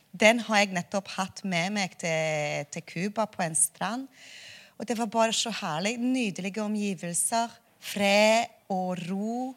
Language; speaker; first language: Norwegian; non-native, fluent; Hungarian